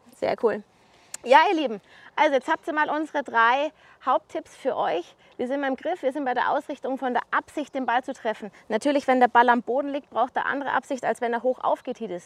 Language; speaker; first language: German; native; German